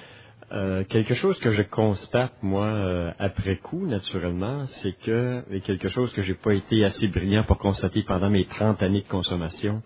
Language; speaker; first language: French; native; French